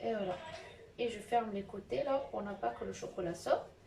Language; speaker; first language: French; non-native, local second language; Arabic